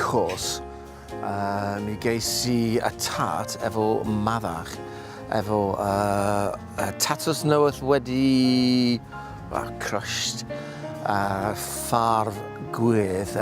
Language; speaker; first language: Welsh; non-native, learner; English